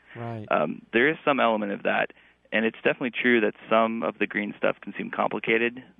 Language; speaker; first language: English; native; English